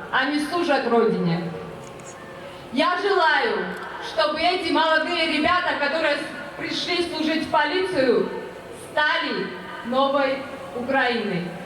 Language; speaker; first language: Russian; non-native, fluent; Georgian